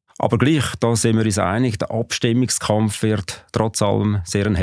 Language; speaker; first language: German; native; German